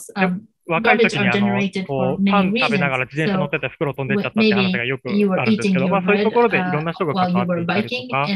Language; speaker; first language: Japanese; native; Japanese